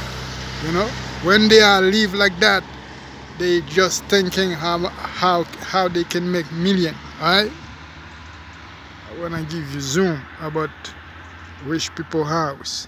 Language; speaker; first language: English; non-native, fluent; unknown